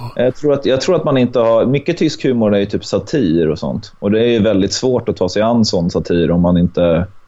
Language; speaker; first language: Swedish; native; Swedish